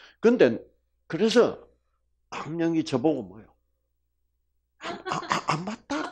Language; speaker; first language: Korean; native; Korean